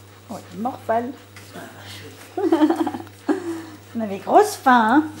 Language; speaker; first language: French; native; French